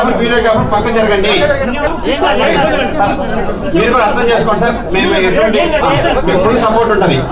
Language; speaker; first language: Telugu; native; Telugu